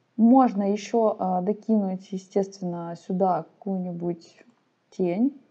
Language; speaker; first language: Russian; non-native, local second language; Ukrainian